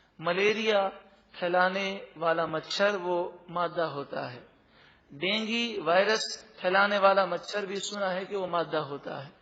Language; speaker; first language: Urdu; native; Urdu